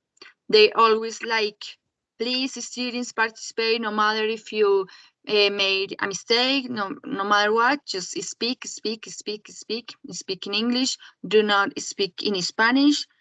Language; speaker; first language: English; non-native, learner; Spanish